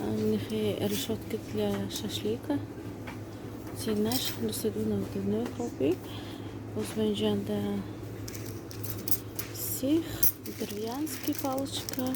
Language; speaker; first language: Russian; non-native, local second language; Tajik